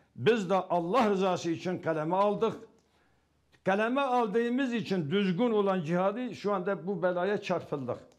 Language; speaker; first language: Turkish; non-native, local second language; Kurdish